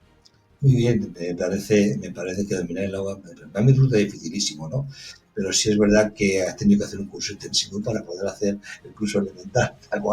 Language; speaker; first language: Spanish; native; Spanish